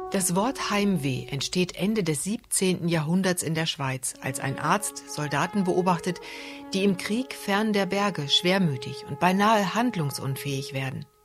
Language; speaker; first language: German; native; German